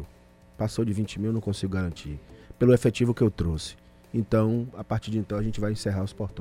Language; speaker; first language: Portuguese; native; Portuguese